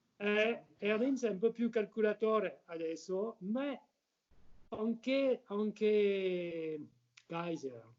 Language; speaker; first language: Italian; non-native, learner; French